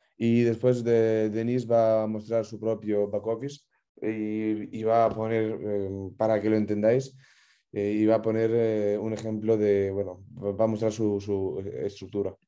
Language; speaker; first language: Spanish; non-native, fluent; Ukrainian